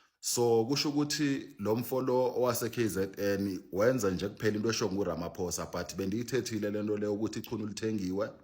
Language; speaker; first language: Zulu; non-native, local second language; Xhosa